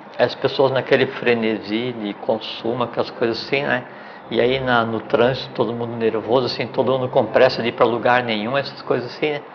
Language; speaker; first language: Portuguese; native; Portuguese